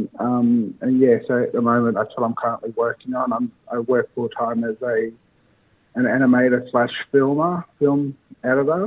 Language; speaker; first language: English; native; English